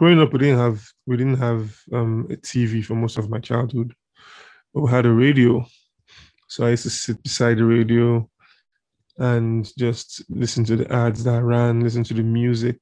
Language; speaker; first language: English; non-native, local second language; Igbo